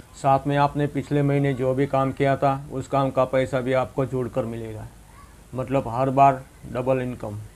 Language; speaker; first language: Hindi; non-native, local second language; Gujarati